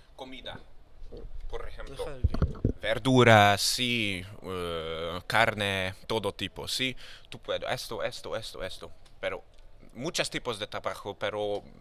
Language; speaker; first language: Spanish; non-native, learner; Hungarian